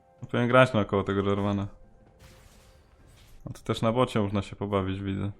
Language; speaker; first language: Polish; native; Polish